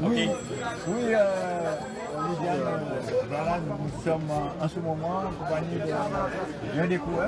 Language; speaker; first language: French; native; French